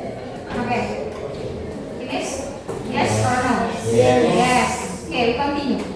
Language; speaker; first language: English; non-native, learner; Indonesian